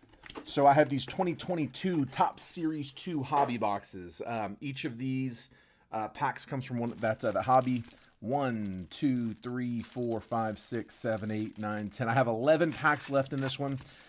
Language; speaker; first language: English; native; English